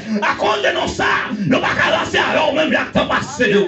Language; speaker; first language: French; non-native, learner; Haitian Creole